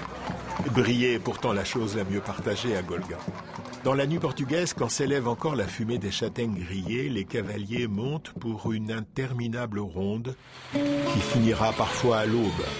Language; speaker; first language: French; native; French